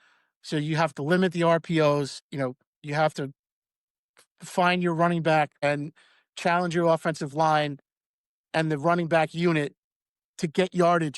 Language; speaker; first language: English; native; English